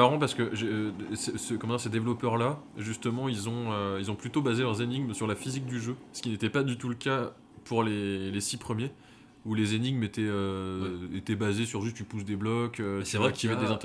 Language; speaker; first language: French; native; French